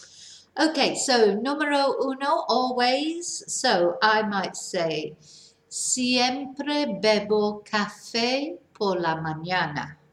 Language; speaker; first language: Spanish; non-native, fluent; English